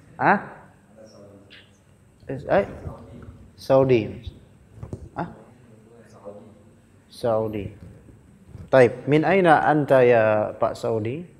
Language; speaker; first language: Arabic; non-native, fluent; Indonesian